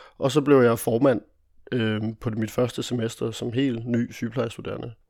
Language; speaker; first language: Danish; early bilingual, other home language; Italian